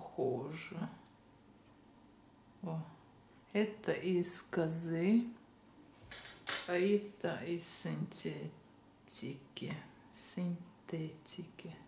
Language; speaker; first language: Russian; non-native, learner; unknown